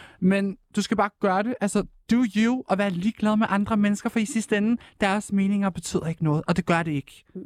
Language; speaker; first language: Danish; early bilingual, other home language; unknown